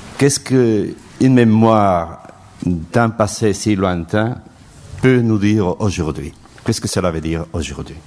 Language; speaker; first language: French; non-native, fluent; Spanish